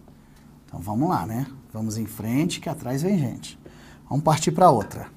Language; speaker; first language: Portuguese; native; Portuguese